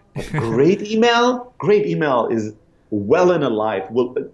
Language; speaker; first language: English; non-native, fluent; German